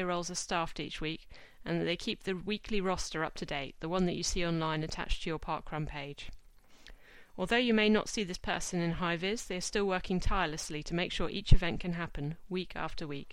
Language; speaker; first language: English; native; English